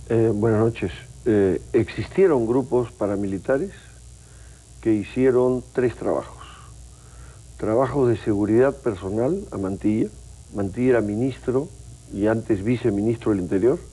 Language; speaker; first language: Spanish; native; Spanish